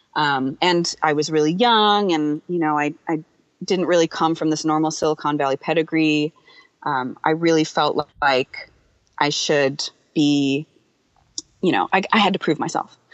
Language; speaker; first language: English; native; English